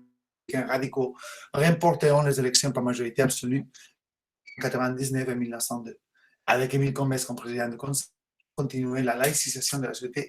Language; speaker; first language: French; non-native, fluent; Catalan